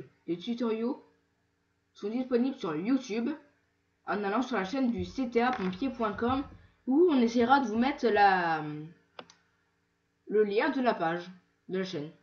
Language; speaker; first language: French; native; French